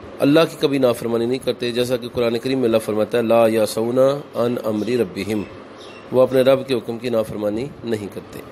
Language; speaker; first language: Urdu; non-native, local second language; Punjabi